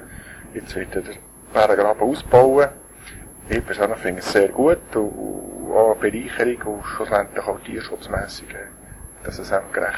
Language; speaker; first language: German; native; German